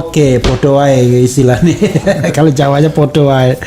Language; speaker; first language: Indonesian; native; Indonesian